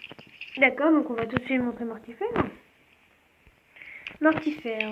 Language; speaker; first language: French; native; French